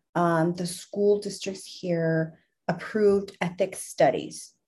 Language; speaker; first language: English; early bilingual, other home language; Spanish